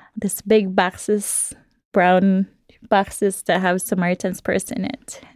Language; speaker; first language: English; non-native, local second language; Cebuano